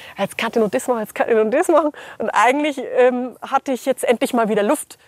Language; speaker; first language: German; early bilingual, other home language; English